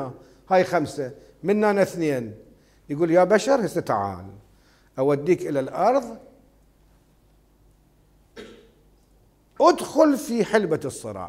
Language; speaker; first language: Arabic; native; Arabic